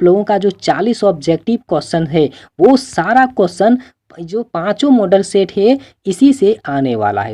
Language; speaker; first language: Hindi; native; Hindi